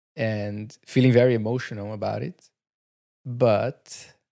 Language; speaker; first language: English; non-native, fluent; Portuguese